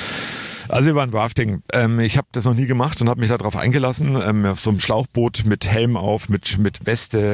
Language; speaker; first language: German; native; German